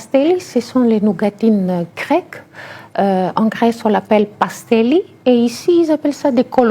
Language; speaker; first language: French; non-native, fluent; Greek